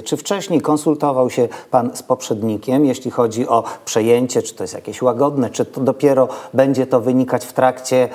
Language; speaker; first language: Polish; native; Polish